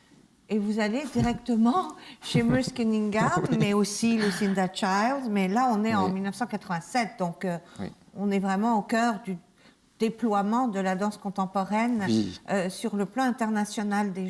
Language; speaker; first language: French; native; French